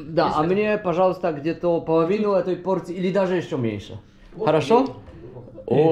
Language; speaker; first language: Russian; non-native, fluent; Polish